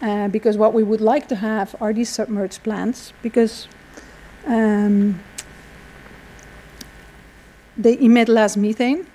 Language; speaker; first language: English; non-native, fluent; Dutch